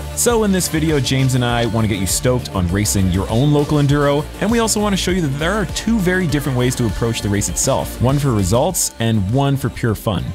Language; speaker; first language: English; native; English